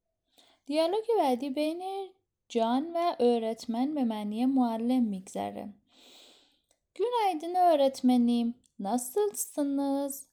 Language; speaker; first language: Turkish; non-native, fluent; Persian